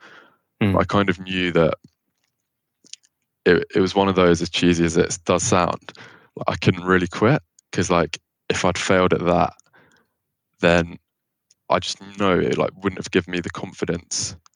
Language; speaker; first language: English; native; English